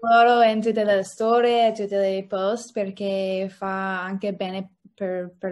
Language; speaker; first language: Italian; non-native, learner; English